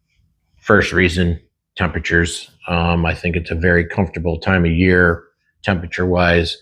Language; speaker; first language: English; native; English